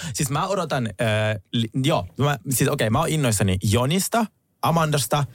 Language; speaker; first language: Finnish; early bilingual, other home language; Russian